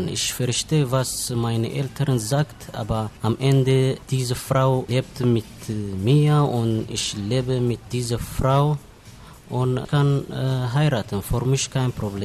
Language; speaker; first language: German; non-native, learner; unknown